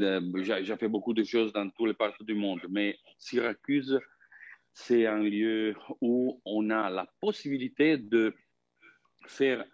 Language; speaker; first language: French; non-native, fluent; Italian